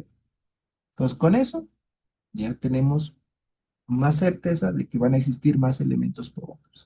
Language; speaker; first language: Spanish; native; Spanish